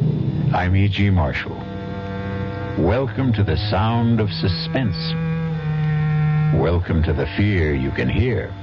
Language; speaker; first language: English; native; English